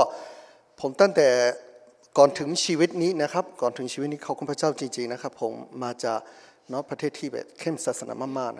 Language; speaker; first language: Thai; non-native, fluent; Burmese